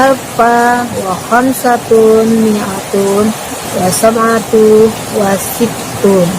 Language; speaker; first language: Arabic; non-native, learner; Indonesian